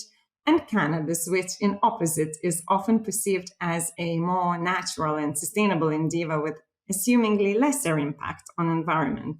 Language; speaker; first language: English; non-native, fluent; Lithuanian